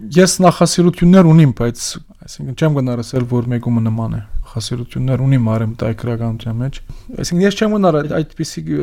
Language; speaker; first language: Armenian; early bilingual, heritage; Armenian